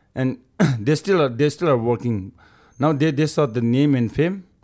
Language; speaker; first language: English; non-native, local second language; Sherpa